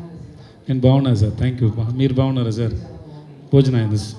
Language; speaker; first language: Telugu; non-native, learner; Tamil